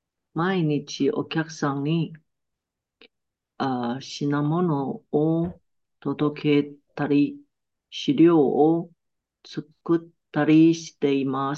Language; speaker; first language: Japanese; non-native, learner; Chinese